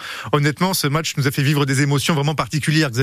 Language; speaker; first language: French; native; French